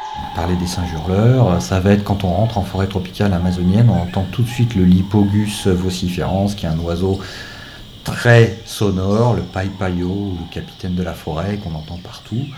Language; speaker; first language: French; native; French